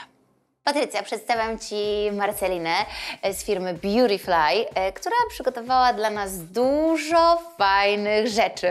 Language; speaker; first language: Polish; native; Polish